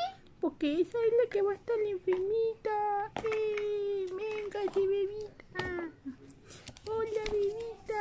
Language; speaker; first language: Spanish; native; Spanish